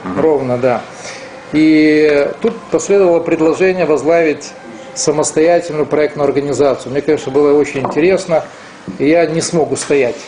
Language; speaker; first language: Russian; non-native, local second language; Romanian